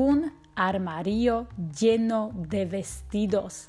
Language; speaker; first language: Spanish; non-native, fluent; Slovak